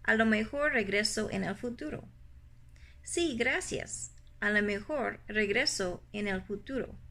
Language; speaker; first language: Spanish; non-native, fluent; English